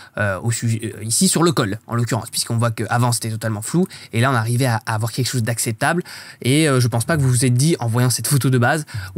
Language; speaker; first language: French; native; French